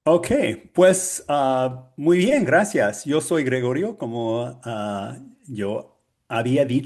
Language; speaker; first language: Spanish; non-native, learner; English